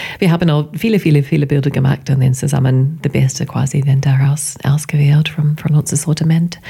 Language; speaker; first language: German; non-native, fluent; English